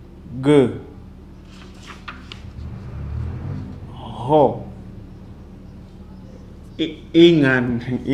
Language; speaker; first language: Vietnamese; non-native, learner; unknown